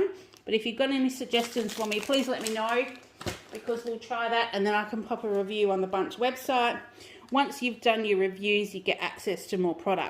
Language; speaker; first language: English; native; English